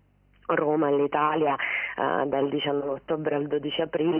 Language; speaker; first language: Italian; native; Italian